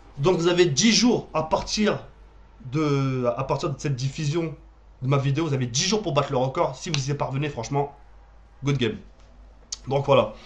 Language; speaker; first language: French; early bilingual, other home language; Arabic